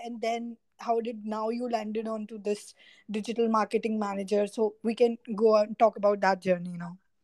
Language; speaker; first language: English; non-native, local second language; Hindi